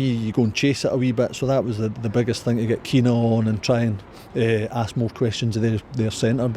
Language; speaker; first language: English; native; English